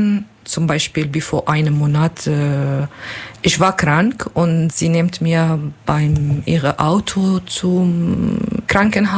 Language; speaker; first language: German; non-native, learner; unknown